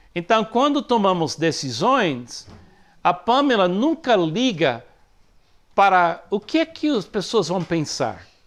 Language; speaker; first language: Portuguese; non-native, fluent; English